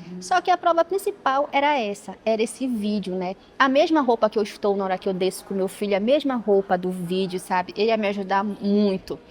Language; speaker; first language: Portuguese; native; Portuguese